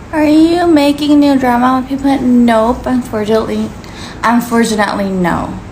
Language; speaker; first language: English; early bilingual, other home language; Thai